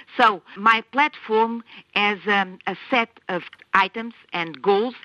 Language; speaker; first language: English; non-native, fluent; Kabuverdianu